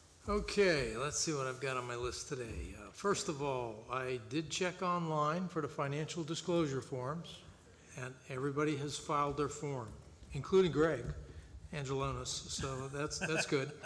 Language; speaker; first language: English; native; English